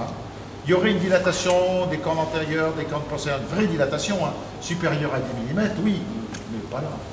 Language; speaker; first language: French; native; French